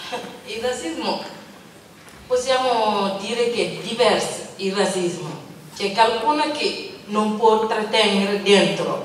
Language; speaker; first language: Italian; non-native, learner; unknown